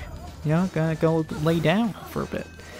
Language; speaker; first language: English; native; English